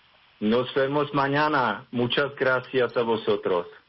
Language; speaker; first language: Spanish; non-native, fluent; Czech